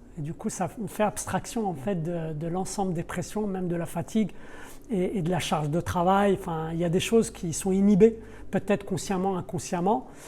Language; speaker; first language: French; early bilingual, other home language; Arabic